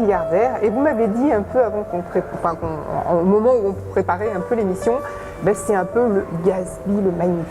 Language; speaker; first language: French; native; French